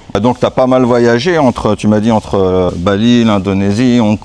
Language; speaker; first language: French; native; French